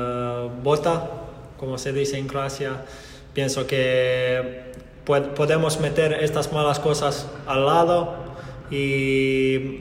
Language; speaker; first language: Spanish; non-native, learner; Croatian